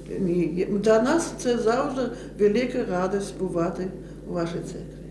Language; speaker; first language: Ukrainian; early bilingual, heritage; Ukrainian